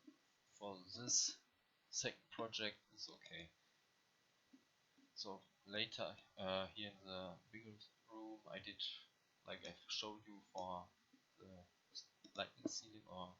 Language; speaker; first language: English; non-native, learner; German